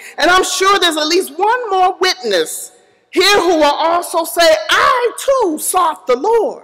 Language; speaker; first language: English; native; English